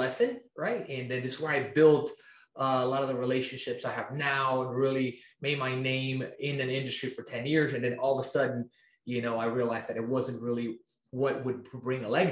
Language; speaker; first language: English; non-native, fluent; Spanish